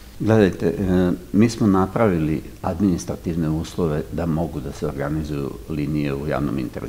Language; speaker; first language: Serbian; native; Serbian